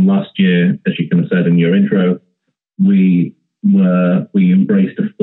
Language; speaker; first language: English; native; English